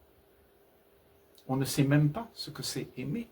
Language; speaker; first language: French; native; French